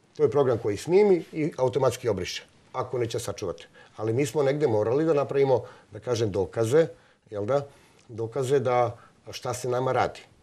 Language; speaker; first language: Serbian; non-native, local second language; Slovak